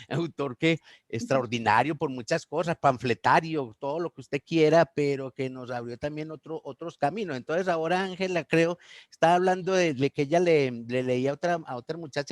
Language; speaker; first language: Spanish; native; Spanish